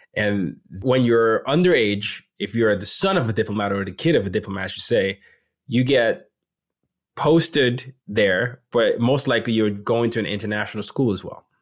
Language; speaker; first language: English; non-native, local second language; Yoruba